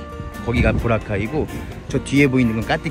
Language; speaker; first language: Korean; native; Korean